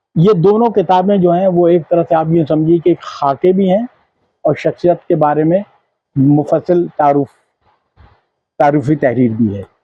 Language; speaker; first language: Urdu; native; Urdu